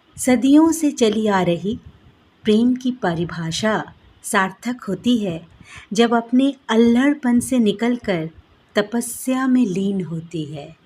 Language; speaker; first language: Hindi; non-native, local second language; Bangla